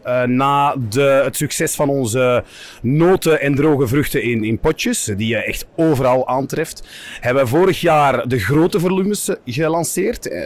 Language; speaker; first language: Dutch; native; Dutch